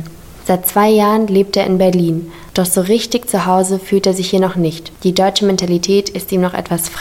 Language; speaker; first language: German; native; German